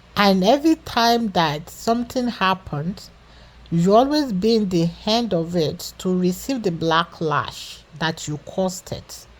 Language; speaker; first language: English; non-native, local second language; Yoruba